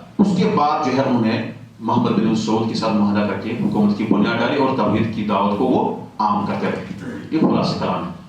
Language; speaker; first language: Urdu; non-native, local second language; Kashmiri